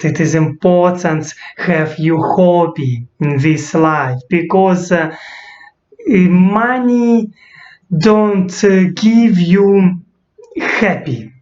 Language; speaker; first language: English; non-native, learner; Russian